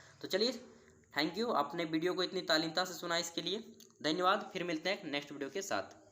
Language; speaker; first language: Hindi; native; Hindi